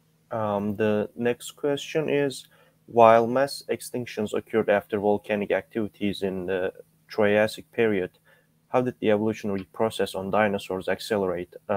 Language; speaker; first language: English; non-native, fluent; Turkish